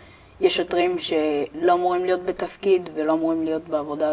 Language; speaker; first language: Hebrew; early bilingual, other home language; Amharic